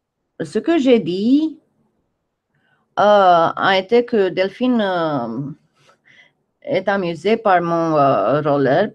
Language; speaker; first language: French; non-native, fluent; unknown